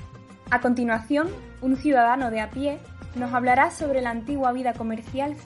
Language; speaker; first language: Spanish; native; Spanish